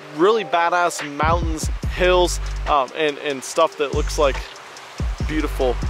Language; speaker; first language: English; native; English